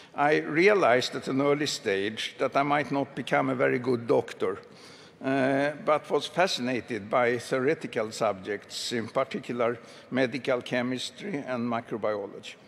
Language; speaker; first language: English; non-native, fluent; Swedish